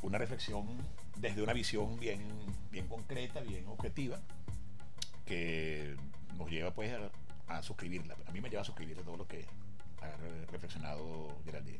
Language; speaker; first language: Spanish; native; Spanish